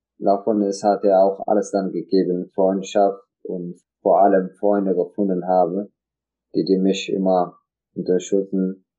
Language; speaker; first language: German; non-native, learner; Tigrinya